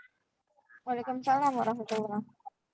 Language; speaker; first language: Indonesian; native; Indonesian